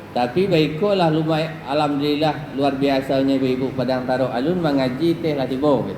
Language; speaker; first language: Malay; non-native, local second language; Minangkabau